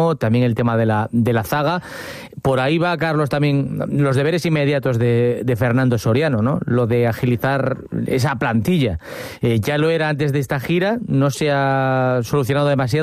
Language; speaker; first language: Spanish; native; Spanish